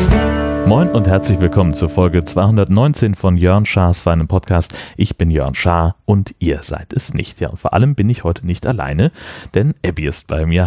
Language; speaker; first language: German; native; German